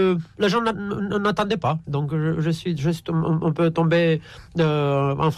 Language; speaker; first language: French; non-native, fluent; Romanian